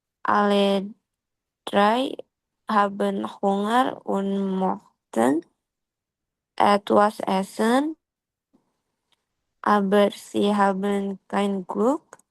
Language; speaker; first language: German; non-native, learner; Indonesian